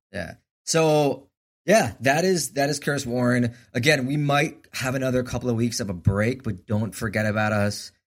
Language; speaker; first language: English; native; English